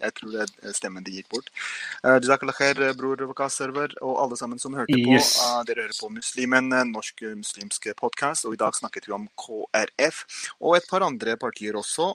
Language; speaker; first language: Norwegian; early bilingual, other home language; Urdu